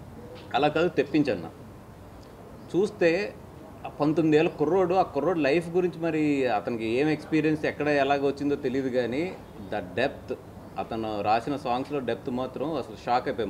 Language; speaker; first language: Telugu; native; Telugu